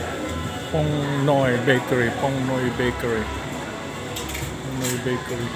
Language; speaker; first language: English; non-native, local second language; Filipino